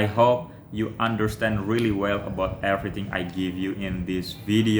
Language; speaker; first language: English; non-native, fluent; Indonesian